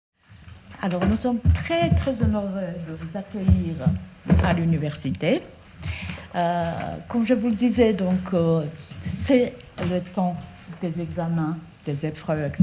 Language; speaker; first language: French; non-native, fluent; Georgian